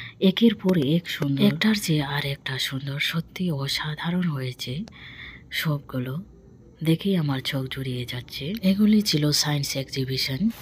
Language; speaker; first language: Bangla; non-native, local second language; Bodo